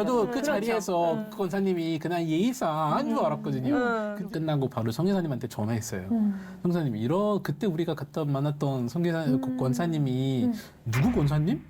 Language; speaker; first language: Korean; non-native, fluent; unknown